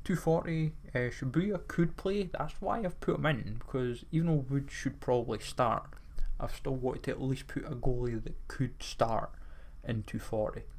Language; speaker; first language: English; native; English